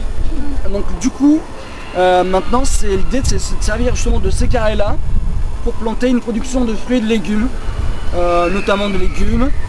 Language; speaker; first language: French; native; French